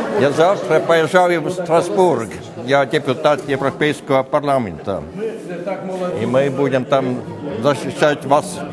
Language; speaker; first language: Russian; non-native, learner; Estonian